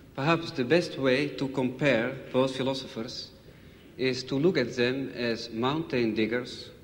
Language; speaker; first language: English; non-native, fluent; Dutch